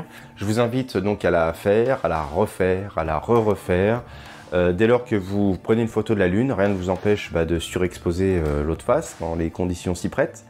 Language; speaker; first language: French; native; French